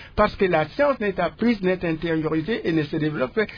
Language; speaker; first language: French; non-native, local second language; Lingala